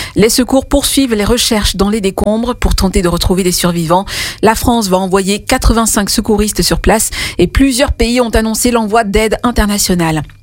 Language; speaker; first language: French; native; French